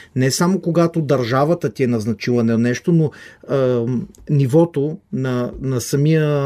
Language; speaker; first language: Bulgarian; non-native, fluent; Hebrew